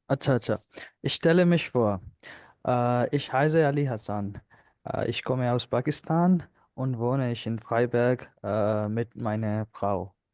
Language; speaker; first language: German; non-native, learner; Punjabi